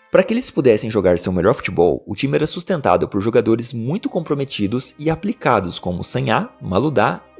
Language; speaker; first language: Portuguese; native; Portuguese